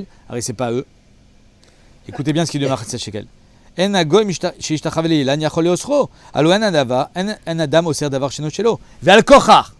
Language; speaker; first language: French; native; French